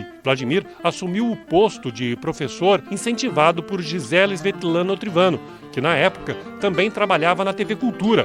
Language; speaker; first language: Portuguese; native; Portuguese